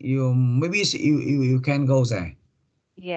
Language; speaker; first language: English; non-native, learner; Vietnamese